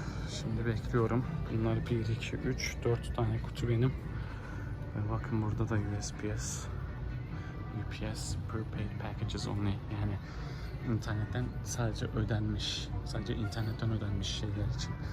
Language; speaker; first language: Turkish; native; Turkish